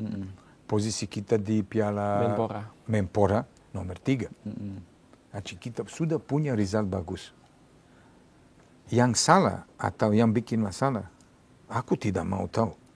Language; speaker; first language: Indonesian; non-native, fluent; Serbian